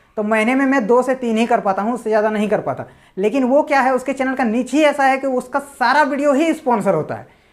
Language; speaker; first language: Hindi; native; Hindi